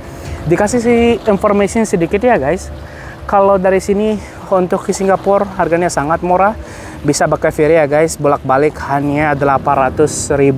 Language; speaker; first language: Indonesian; non-native, fluent; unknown